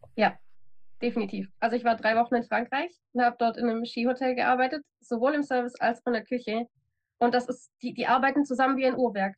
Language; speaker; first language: German; native; German